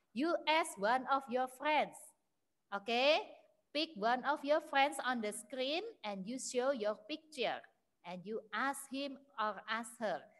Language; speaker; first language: English; non-native, fluent; Indonesian